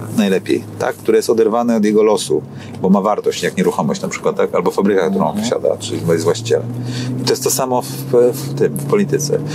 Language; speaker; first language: Polish; native; Polish